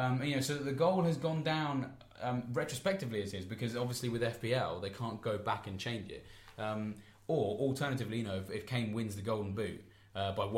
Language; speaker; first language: English; native; English